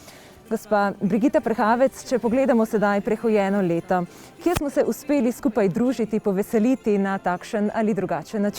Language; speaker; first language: Slovenian; native; Slovenian